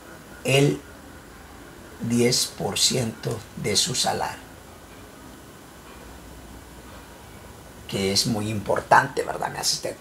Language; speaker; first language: Spanish; native; Spanish